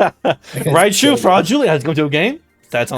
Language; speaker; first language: English; native; English